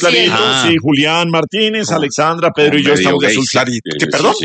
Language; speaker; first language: Spanish; native; Spanish